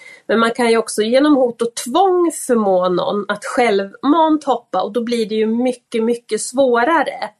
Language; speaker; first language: Swedish; native; Swedish